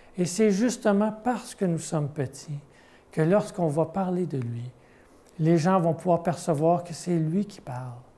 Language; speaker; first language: French; native; French